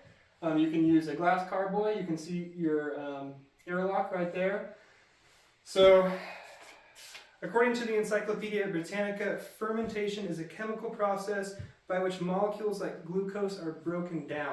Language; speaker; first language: English; native; English